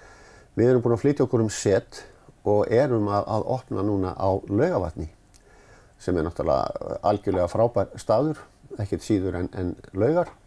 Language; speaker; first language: Icelandic; native; Icelandic